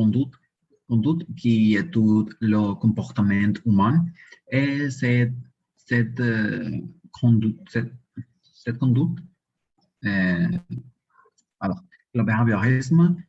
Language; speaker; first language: French; non-native, learner; Spanish